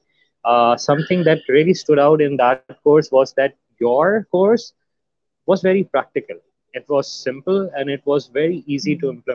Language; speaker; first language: English; non-native, local second language; Urdu